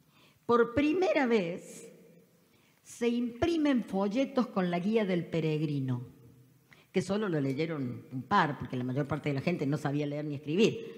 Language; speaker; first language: Spanish; native; Spanish